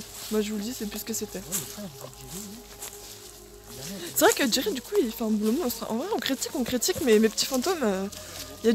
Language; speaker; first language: French; native; French